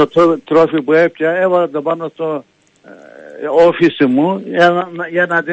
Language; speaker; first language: Greek; non-native, local second language; Turkish